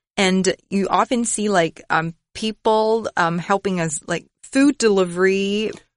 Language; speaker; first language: English; non-native, fluent; Chinese